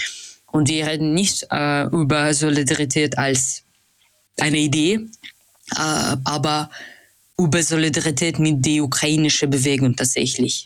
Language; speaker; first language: German; non-native, fluent; Russian